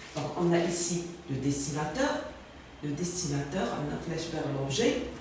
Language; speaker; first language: French; non-native, local second language; Arabic